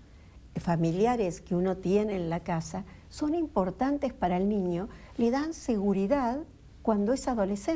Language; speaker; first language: Spanish; native; Spanish